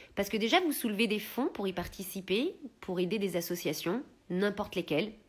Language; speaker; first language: French; early bilingual, heritage; Italian